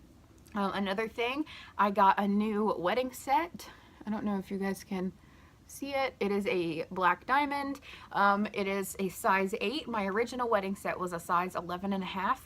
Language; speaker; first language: English; native; English